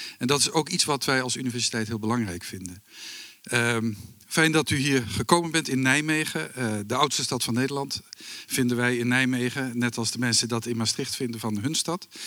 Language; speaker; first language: Dutch; native; Dutch